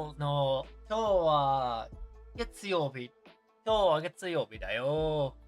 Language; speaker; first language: Japanese; non-native, learner; English